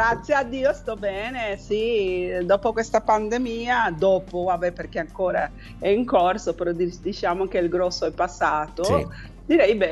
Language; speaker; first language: Italian; non-native, fluent; Spanish